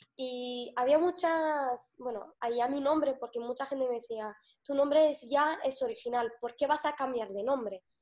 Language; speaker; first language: Spanish; non-native, fluent; Arabic